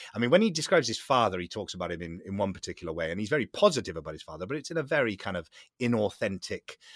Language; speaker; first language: English; native; English